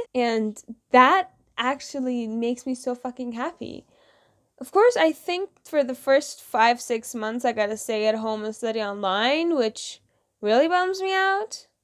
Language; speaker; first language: English; non-native, fluent; Persian